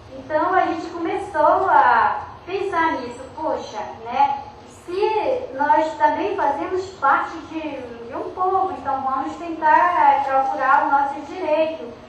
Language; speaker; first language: Portuguese; non-native, local second language; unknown